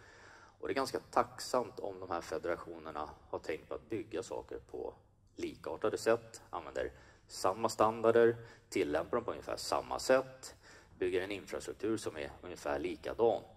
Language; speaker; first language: Swedish; native; Swedish